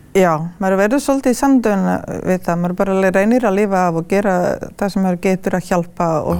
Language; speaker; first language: Icelandic; non-native, fluent; Serbian